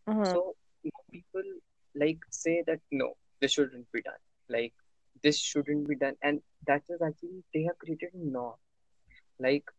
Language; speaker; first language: English; non-native, local second language; Hindi